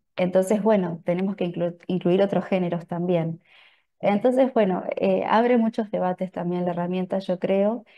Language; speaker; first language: Spanish; native; Spanish